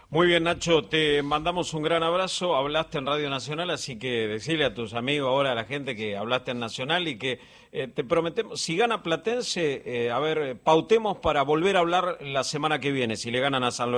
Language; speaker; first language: Spanish; native; Spanish